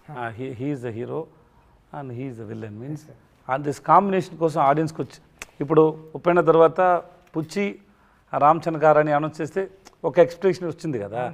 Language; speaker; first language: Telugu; non-native, learner; Tamil